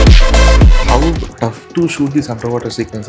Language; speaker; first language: Telugu; native; Telugu